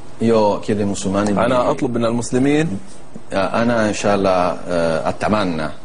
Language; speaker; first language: Arabic; non-native, learner; Italian